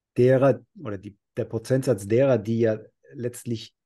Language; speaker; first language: German; non-native, fluent; Spanish